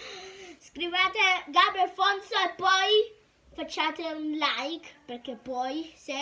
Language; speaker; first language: Italian; early bilingual, heritage; Italian